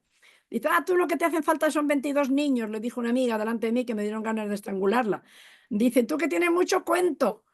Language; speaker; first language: Spanish; native; Spanish